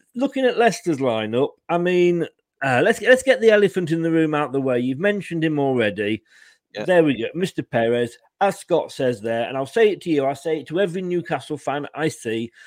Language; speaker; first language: English; native; English